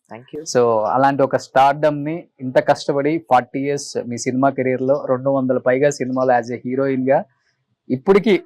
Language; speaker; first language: Telugu; native; Telugu